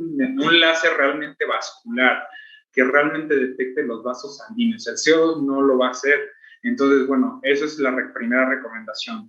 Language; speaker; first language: Spanish; native; Spanish